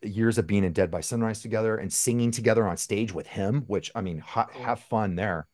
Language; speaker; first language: English; native; English